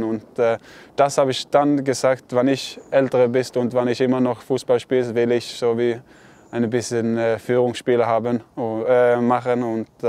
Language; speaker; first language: German; non-native, fluent; Norwegian